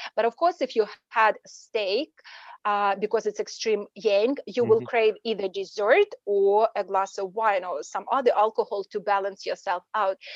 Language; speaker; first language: English; non-native, fluent; Ukrainian